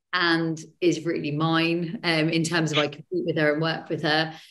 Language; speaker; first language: English; native; English